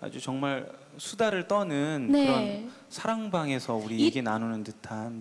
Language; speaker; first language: Korean; native; Korean